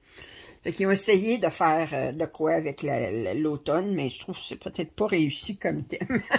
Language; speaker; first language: French; native; French